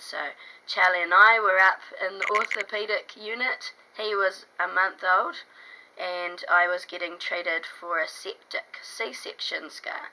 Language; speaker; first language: English; native; English